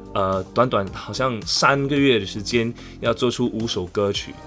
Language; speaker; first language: Chinese; non-native, local second language; English